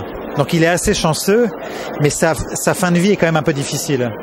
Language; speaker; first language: French; native; French